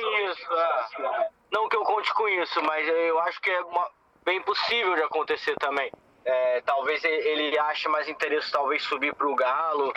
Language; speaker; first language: Portuguese; native; Portuguese